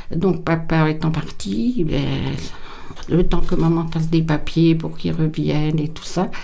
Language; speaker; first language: French; native; French